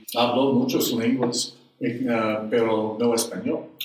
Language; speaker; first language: Spanish; non-native, learner; English